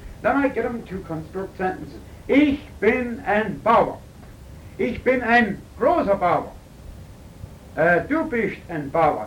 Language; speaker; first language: German; early bilingual, other home language; Pennsylvania German